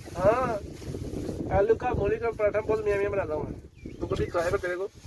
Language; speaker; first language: Urdu; non-native, local second language; Punjabi